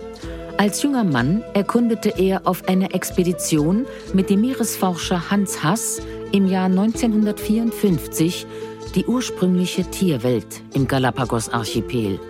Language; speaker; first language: German; native; German